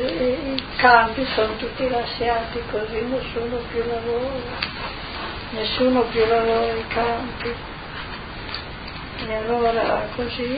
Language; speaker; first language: Italian; non-native, local second language; Slovenian